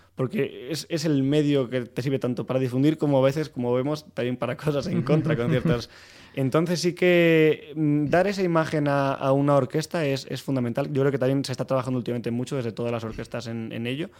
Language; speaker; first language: Spanish; native; Spanish